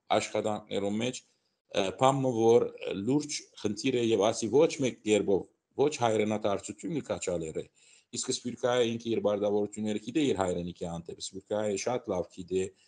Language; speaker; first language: Armenian; early bilingual, heritage; Armenian